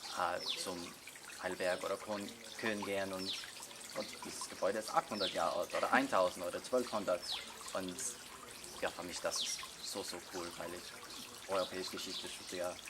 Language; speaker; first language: German; non-native, learner; English